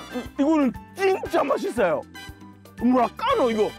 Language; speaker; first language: Korean; non-native, fluent; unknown